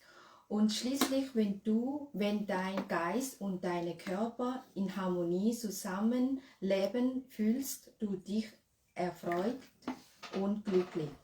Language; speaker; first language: German; non-native, learner; Thai